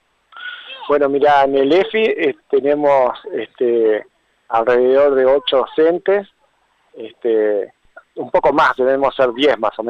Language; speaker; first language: Spanish; native; Spanish